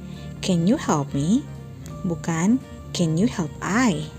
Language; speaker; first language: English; non-native, fluent; Indonesian